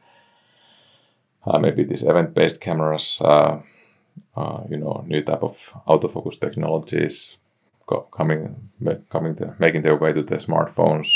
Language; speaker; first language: English; non-native, fluent; Finnish